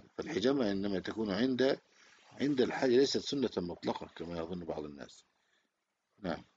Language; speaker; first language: Arabic; native; Arabic